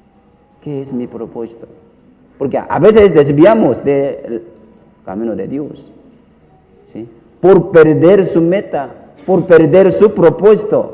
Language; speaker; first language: Spanish; non-native, learner; Korean